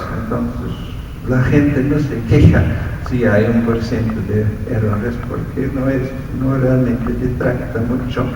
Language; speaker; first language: Spanish; non-native, fluent; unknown